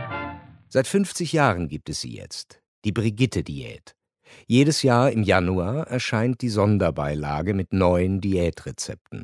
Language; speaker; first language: German; native; German